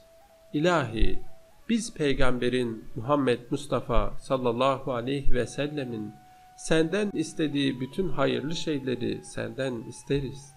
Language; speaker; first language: Turkish; native; Turkish